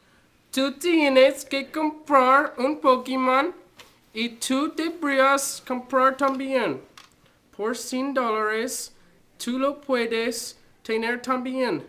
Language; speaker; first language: Spanish; non-native, learner; English